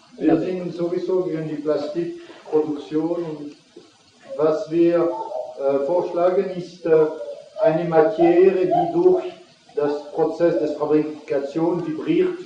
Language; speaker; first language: German; non-native, fluent; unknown